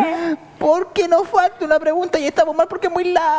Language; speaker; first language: Spanish; native; Spanish